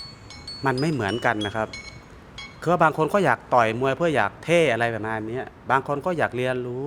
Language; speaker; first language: Thai; native; Thai